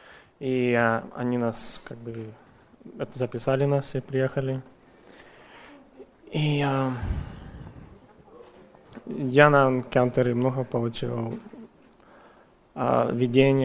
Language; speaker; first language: Russian; early bilingual, heritage; Russian